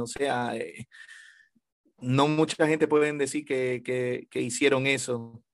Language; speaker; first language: Spanish; early bilingual, heritage; Spanish